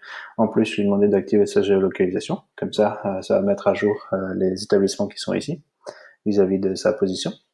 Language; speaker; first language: French; native; French